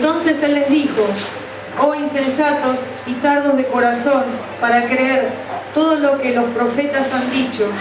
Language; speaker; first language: Spanish; native; Spanish